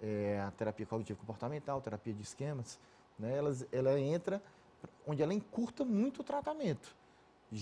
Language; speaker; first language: Portuguese; native; Portuguese